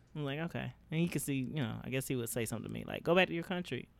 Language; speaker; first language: English; native; English